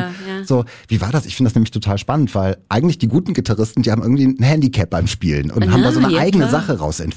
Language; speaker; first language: German; native; German